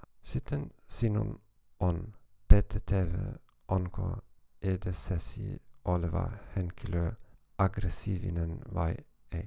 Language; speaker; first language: Finnish; non-native, fluent; German